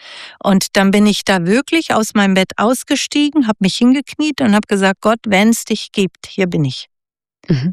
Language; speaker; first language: German; native; German